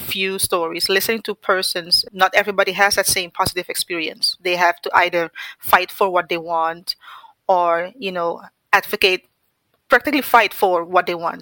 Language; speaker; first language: English; non-native, fluent; Dutch